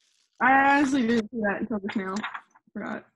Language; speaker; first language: English; native; English